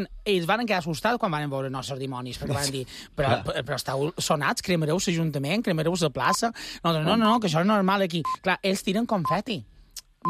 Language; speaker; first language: Catalan; native; Catalan